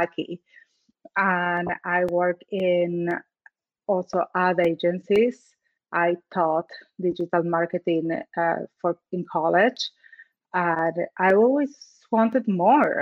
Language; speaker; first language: English; non-native, fluent; Spanish